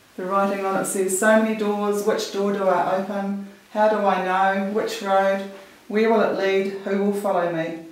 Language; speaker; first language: English; native; English